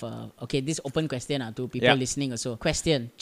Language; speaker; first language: English; native; English